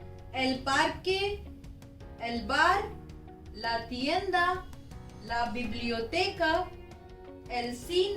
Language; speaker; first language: Spanish; non-native, fluent; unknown